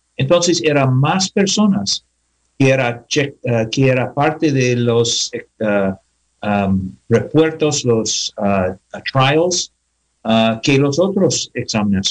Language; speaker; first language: Spanish; non-native, learner; English